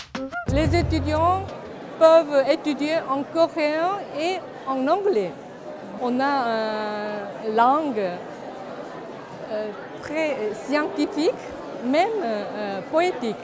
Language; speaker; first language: French; non-native, fluent; Korean